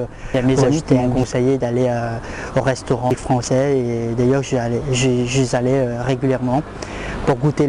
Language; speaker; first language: French; non-native, fluent; Lao